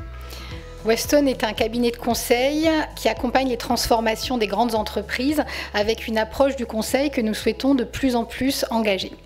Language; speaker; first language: French; native; French